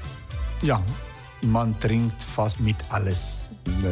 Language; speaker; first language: German; non-native, fluent; Croatian